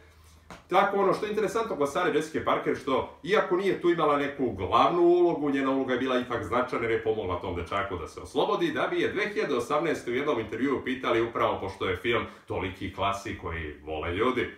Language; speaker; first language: Serbian; native; Serbian